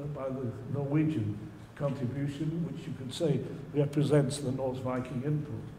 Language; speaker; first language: English; native; English